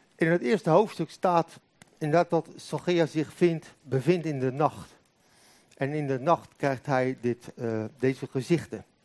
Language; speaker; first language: Dutch; native; Dutch